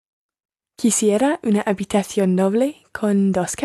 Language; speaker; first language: Spanish; non-native, learner; English